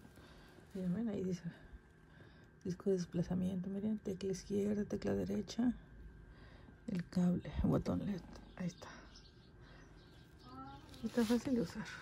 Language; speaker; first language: Spanish; native; Spanish